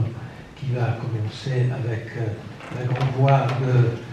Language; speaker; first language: French; non-native, fluent; Italian